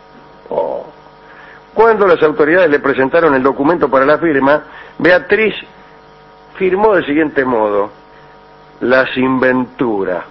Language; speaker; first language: Spanish; native; Spanish